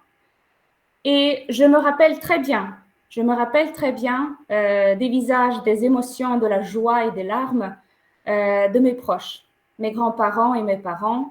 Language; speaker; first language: French; non-native, fluent; Ukrainian